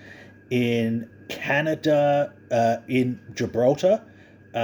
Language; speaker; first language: English; native; English